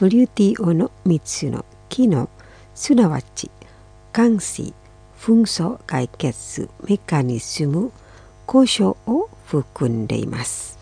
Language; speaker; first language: Japanese; non-native, fluent; Indonesian